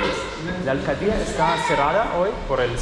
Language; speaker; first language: Spanish; non-native, fluent; Russian